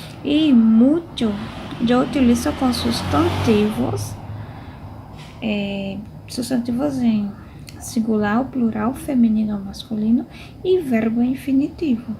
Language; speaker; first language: Spanish; non-native, fluent; Portuguese